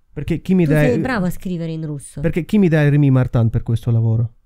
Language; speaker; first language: Italian; non-native, fluent; Russian